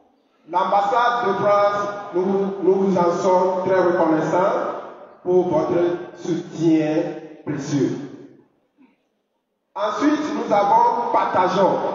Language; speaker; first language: French; non-native, fluent; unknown